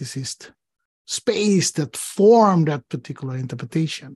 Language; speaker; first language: English; non-native, fluent; Indonesian